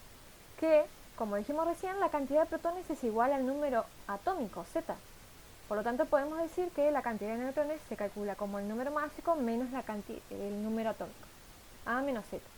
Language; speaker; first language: Spanish; native; Spanish